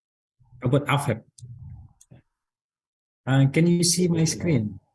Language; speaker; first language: English; non-native, learner; Indonesian